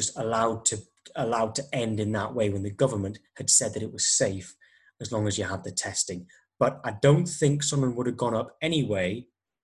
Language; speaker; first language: English; native; English